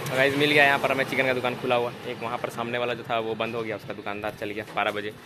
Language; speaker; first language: Hindi; native; Hindi